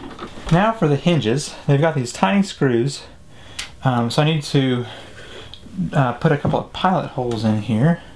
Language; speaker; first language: English; native; English